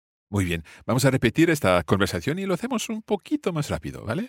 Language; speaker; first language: Spanish; non-native, fluent; English